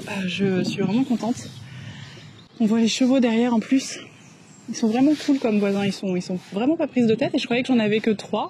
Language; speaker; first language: French; native; French